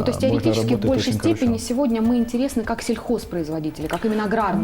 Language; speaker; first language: Russian; native; Russian